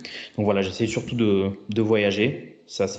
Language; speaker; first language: French; native; French